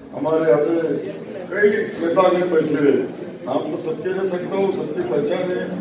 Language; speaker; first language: Hindi; non-native, local second language; Marathi